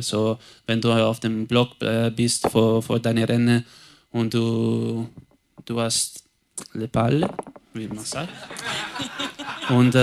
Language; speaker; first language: German; non-native, local second language; Italian